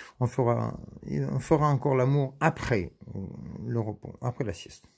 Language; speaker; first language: French; native; French